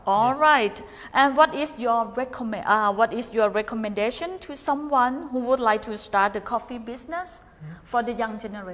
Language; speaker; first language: English; non-native, fluent; Thai